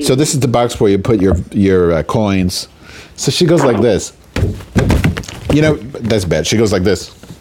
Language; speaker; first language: English; native; English